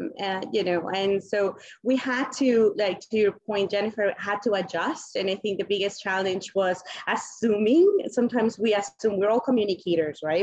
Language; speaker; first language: English; non-native, fluent; Spanish